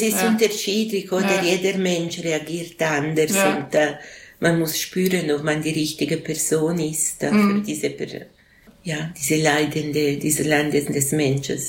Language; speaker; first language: German; non-native, local second language; Italian